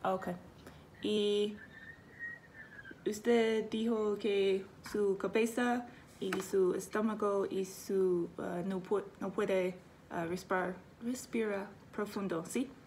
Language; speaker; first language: Spanish; non-native, learner; English